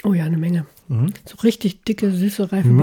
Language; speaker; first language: German; native; German